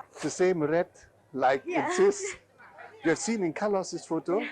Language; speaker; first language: English; non-native, learner; German